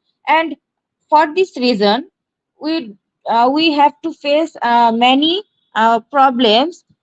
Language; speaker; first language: English; non-native, learner; Bangla